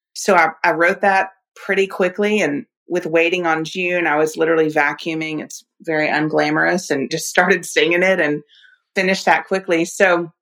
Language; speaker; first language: English; native; English